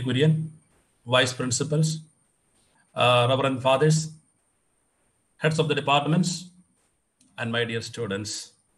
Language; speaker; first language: English; non-native, local second language; Malayalam